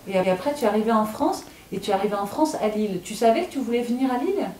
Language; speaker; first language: French; native; French